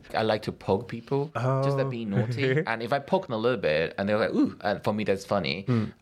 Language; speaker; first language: English; non-native, fluent; Chinese